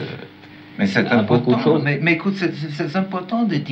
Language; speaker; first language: French; non-native, learner; German